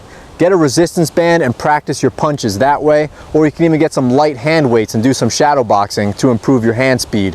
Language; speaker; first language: English; native; English